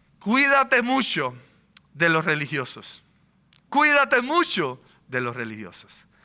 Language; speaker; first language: Spanish; native; Spanish